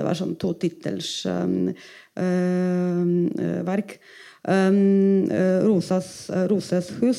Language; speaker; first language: Norwegian; non-native, fluent; Polish